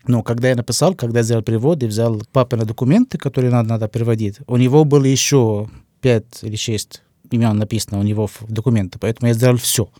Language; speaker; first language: Russian; non-native, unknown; Arabic